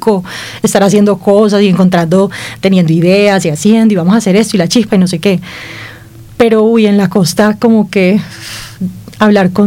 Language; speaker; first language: Spanish; native; Spanish